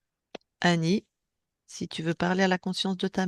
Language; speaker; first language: French; native; French